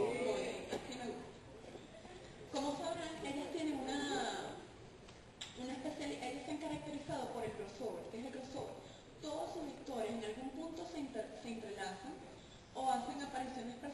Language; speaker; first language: Spanish; native; Spanish